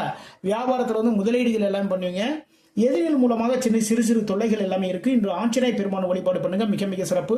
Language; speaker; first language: Tamil; native; Tamil